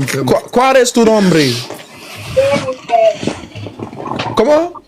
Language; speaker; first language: Spanish; non-native, learner; Haitian Creole